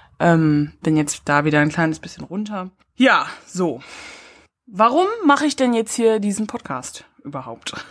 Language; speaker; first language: German; native; German